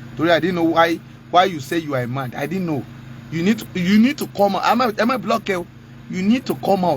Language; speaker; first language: English; non-native, local second language; Yoruba